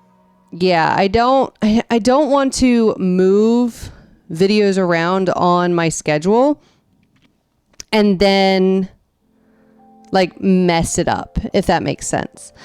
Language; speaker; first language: English; native; English